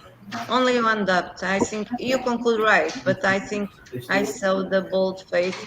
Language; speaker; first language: English; non-native, fluent; Portuguese